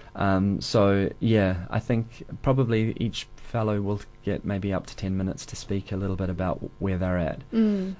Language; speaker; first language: English; native; English